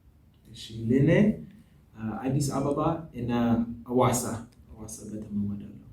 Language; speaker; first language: Amharic; non-native, learner; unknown